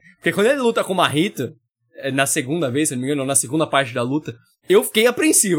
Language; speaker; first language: Portuguese; native; Portuguese